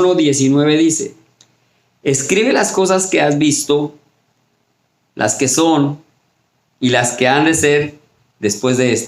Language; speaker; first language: Spanish; native; Spanish